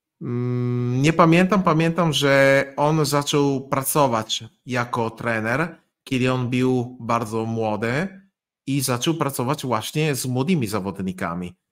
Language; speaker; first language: Polish; non-native, fluent; Italian